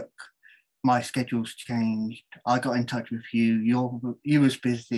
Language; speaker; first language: English; native; English